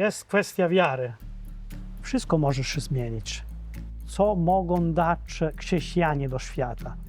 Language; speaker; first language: Polish; non-native, fluent; Italian